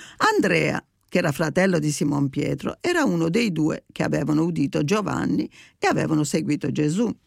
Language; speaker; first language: Italian; early bilingual, heritage; Italian